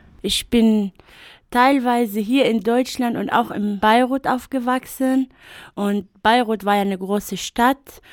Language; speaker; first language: German; non-native, fluent; Arabic